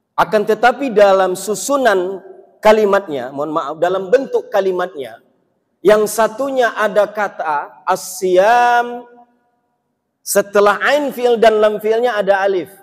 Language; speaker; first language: Indonesian; non-native, local second language; Minangkabau